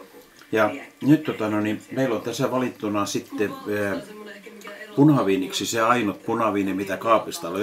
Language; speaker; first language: Finnish; native; Finnish